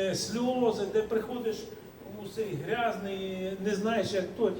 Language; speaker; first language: Ukrainian; native; Ukrainian